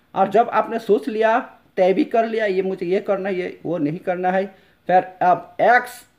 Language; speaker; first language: Hindi; non-native, local second language; Bangla